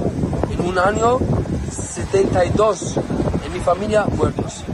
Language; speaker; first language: Spanish; non-native, learner; Arabic